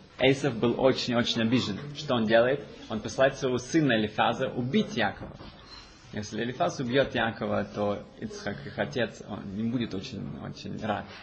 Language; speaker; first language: Russian; early bilingual, heritage; Russian